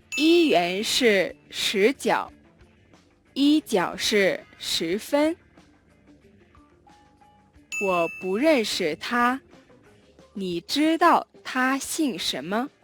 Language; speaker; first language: Chinese; non-native, learner; Mongolian